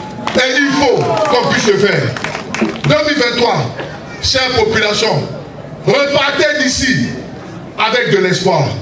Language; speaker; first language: French; native; French